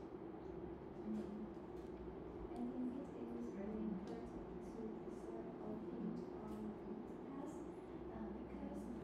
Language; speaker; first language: English; non-native, learner; Vietnamese